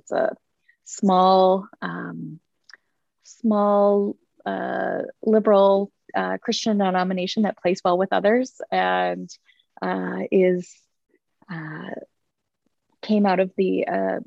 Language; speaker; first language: English; native; English